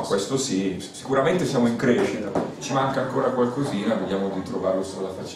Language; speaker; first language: Italian; native; Italian